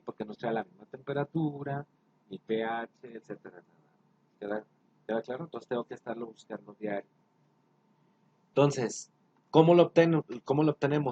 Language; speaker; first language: Spanish; native; Spanish